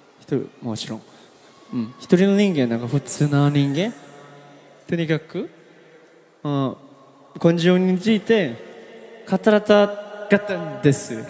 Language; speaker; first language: Japanese; non-native, learner; Korean